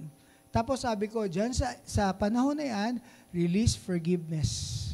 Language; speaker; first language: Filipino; native; Filipino